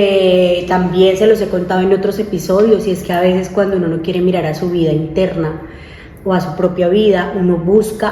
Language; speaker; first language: Spanish; native; Spanish